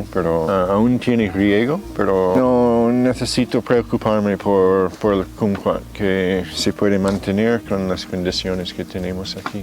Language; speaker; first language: Spanish; non-native, fluent; English